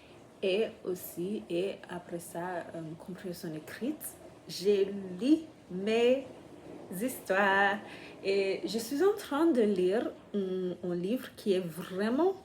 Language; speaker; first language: French; non-native, fluent; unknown